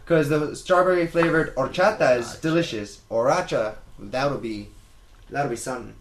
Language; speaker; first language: English; native; English